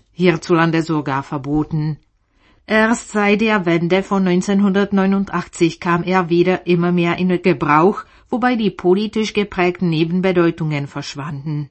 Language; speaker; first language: German; native; German